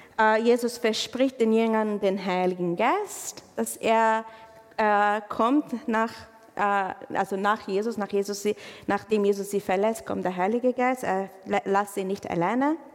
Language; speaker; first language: German; non-native, fluent; Arabic